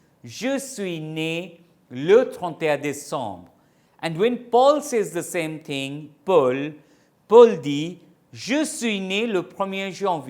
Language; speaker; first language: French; non-native, fluent; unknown